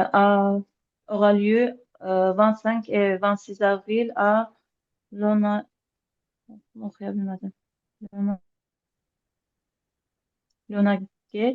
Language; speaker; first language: French; non-native, learner; Azerbaijani